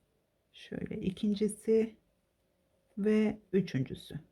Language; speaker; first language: Turkish; native; Turkish